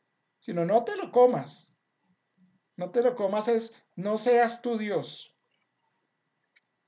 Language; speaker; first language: Spanish; native; Spanish